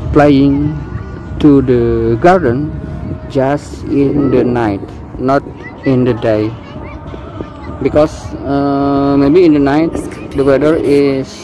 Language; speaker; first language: English; non-native, learner; Indonesian